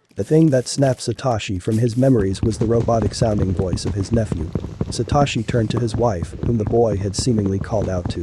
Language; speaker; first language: English; native; English